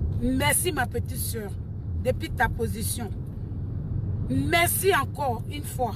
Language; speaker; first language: French; non-native, local second language; Dyula